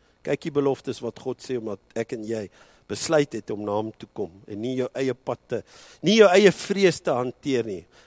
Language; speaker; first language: Afrikaans; early bilingual, heritage; Afrikaans